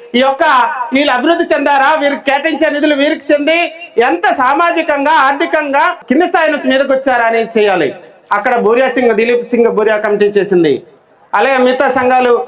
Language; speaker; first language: Telugu; non-native, local second language; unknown